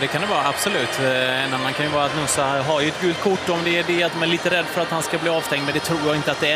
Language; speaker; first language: Swedish; native; Swedish